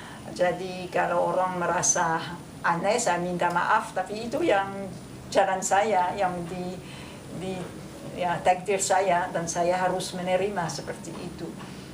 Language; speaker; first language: Indonesian; non-native, fluent; French